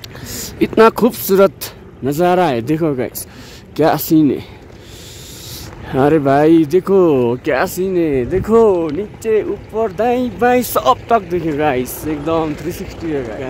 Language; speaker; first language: Hindi; non-native, local second language; Nepali